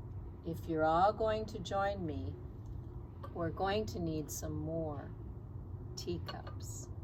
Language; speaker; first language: English; native; English